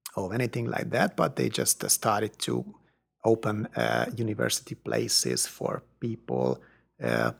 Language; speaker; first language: English; non-native, fluent; Hungarian